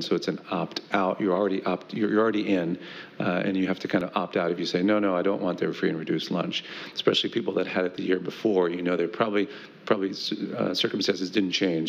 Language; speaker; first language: English; early bilingual, other home language; Spanish